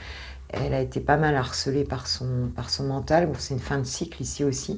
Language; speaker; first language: French; native; French